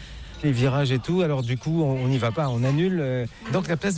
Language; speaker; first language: French; native; French